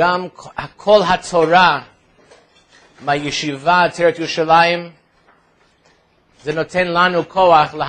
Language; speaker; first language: Hebrew; non-native, fluent; English